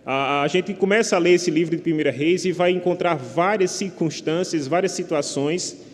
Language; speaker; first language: Portuguese; native; Portuguese